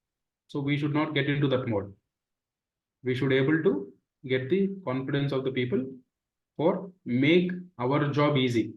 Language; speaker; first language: English; non-native, local second language; Telugu